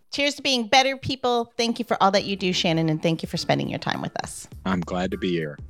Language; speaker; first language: English; native; English